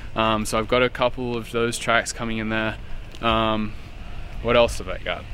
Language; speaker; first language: English; native; English